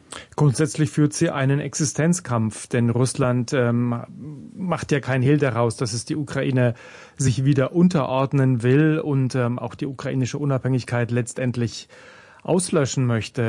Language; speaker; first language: German; native; German